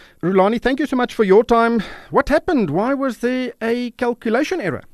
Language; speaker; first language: English; non-native, local second language; Afrikaans